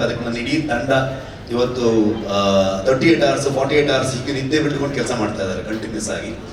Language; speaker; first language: Kannada; native; Kannada